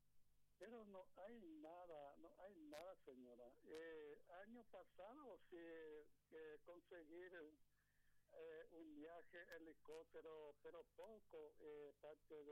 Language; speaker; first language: Spanish; non-native, local second language; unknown